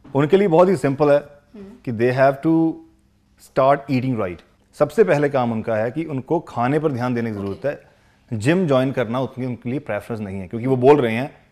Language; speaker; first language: Hindi; non-native, local second language; Punjabi